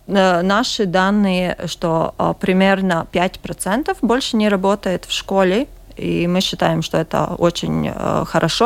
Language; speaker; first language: Russian; non-native, local second language; Latvian